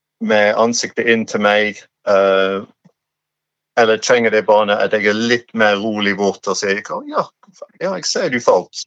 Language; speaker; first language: Norwegian; non-native, fluent; English